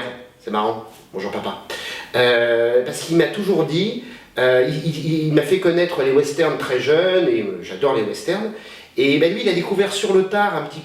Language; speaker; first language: French; native; French